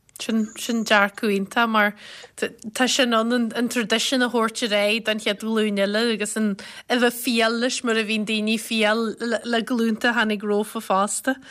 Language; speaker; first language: Irish; native; Irish